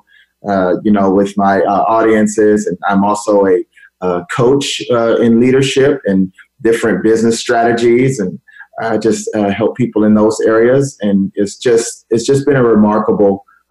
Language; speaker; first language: English; native; English